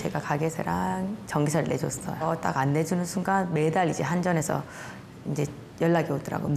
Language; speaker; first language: Korean; native; Korean